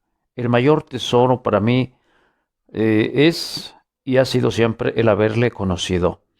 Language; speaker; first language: Spanish; native; Spanish